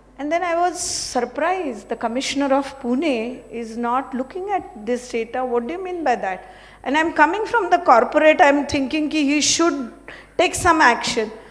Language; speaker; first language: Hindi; non-native, local second language; Marathi